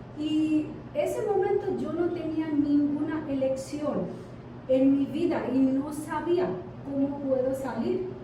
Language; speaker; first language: Spanish; non-native, fluent; Bangla